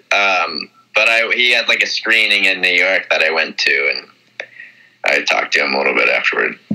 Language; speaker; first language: English; native; English